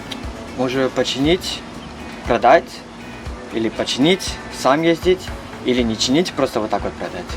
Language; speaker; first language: Russian; early bilingual, heritage; Russian